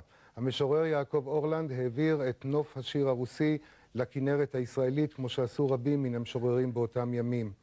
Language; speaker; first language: Hebrew; native; Hebrew